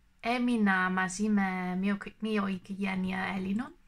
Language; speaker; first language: Greek; non-native, learner; English